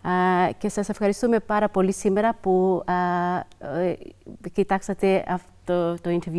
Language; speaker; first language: Greek; early bilingual, other home language; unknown